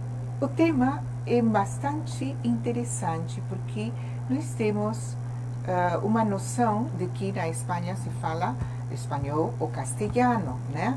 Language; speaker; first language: Portuguese; non-native, fluent; Spanish